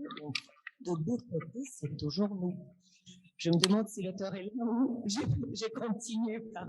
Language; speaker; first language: French; non-native, fluent; Russian